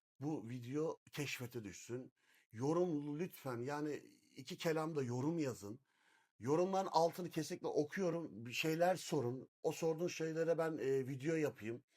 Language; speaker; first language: Turkish; native; Turkish